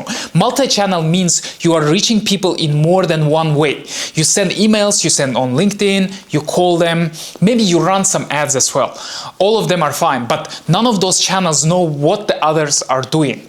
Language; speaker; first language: English; non-native, fluent; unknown